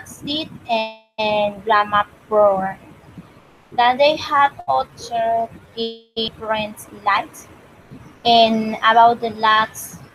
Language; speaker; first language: English; non-native, learner; Spanish